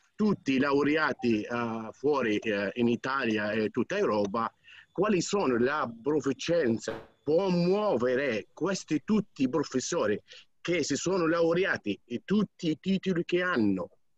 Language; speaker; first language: Italian; non-native, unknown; Arabic